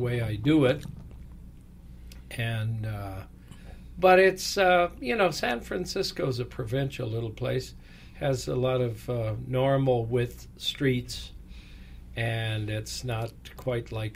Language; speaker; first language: English; native; English